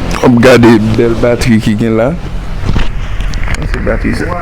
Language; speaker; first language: French; non-native, learner; Haitian Creole